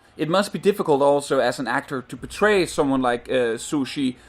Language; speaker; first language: English; non-native, fluent; Danish